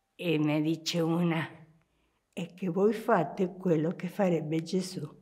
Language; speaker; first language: Italian; non-native, fluent; Spanish